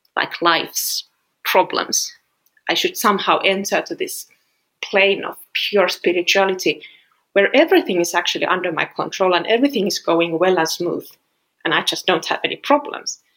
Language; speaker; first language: English; non-native, fluent; Finnish